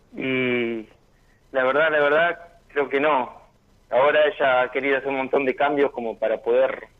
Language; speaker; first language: Spanish; native; Spanish